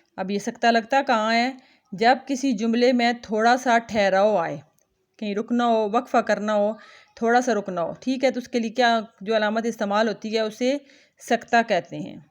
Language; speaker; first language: Urdu; non-native, local second language; Punjabi